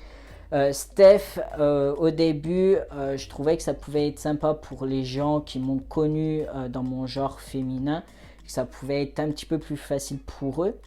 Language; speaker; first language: French; native; French